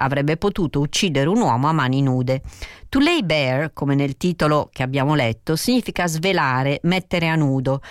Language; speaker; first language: Italian; native; Italian